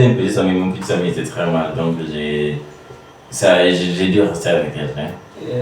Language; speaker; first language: French; non-native, learner; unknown